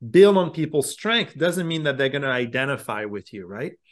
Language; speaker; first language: English; non-native, fluent; French